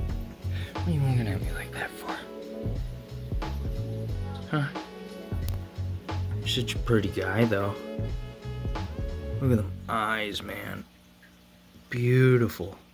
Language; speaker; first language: English; native; English